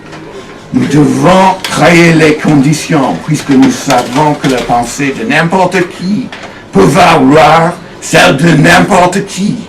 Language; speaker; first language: French; non-native, fluent; English